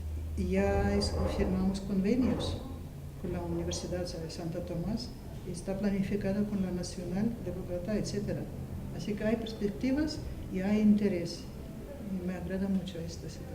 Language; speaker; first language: Spanish; non-native, fluent; Russian